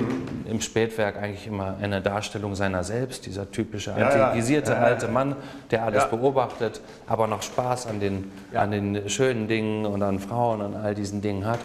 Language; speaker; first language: German; native; German